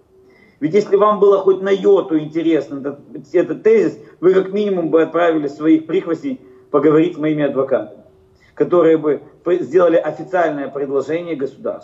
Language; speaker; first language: Russian; native; Russian